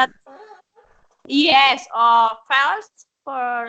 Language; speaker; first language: English; non-native, learner; Spanish